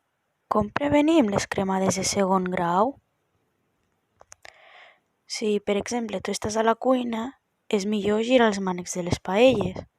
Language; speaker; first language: Catalan; native; Catalan